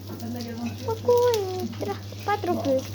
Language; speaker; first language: French; non-native, learner; Spanish